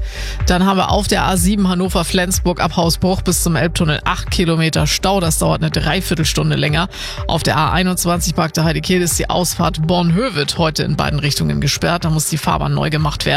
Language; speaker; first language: German; native; German